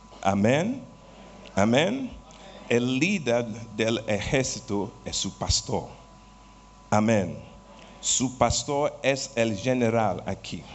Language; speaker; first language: Spanish; non-native, learner; Portuguese